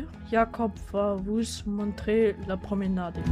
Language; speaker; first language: French; non-native, learner; German